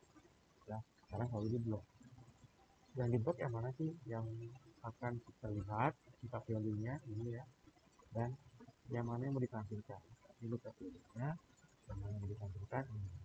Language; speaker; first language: Indonesian; native; Indonesian